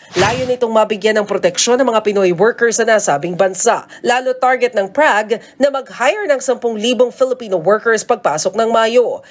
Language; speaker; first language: Filipino; native; Filipino